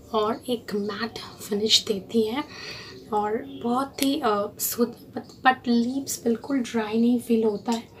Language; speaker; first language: Hindi; non-native, local second language; Bangla